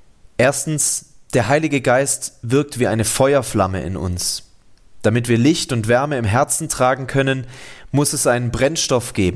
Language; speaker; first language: German; native; German